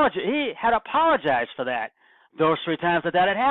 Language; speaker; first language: English; native; English